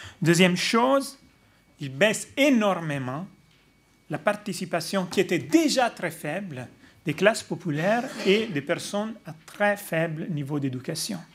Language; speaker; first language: French; non-native, fluent; Italian